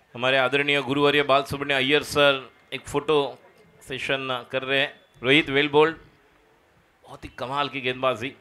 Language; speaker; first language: Hindi; non-native, local second language; Marathi